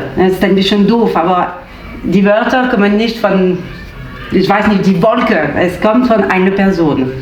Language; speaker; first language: German; non-native, learner; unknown